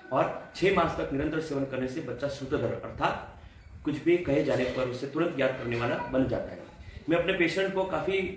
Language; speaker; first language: Hindi; non-native, local second language; Gujarati